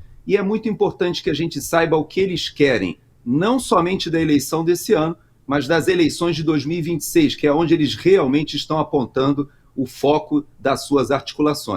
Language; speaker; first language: Portuguese; native; Portuguese